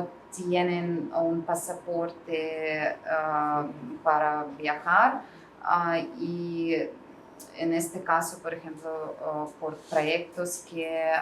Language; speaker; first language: Spanish; non-native, learner; Russian